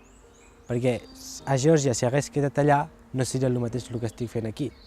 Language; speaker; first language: Catalan; early bilingual, other home language; Georgian